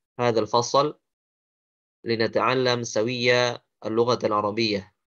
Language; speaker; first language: Arabic; non-native, fluent; Indonesian